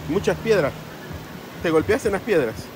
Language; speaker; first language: Spanish; native; Spanish